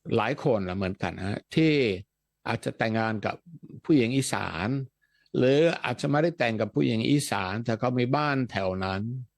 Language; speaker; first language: Thai; non-native, fluent; Dutch